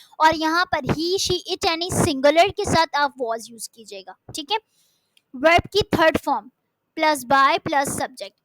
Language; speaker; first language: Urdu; native; Urdu